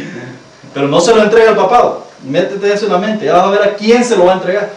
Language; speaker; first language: Spanish; native; Spanish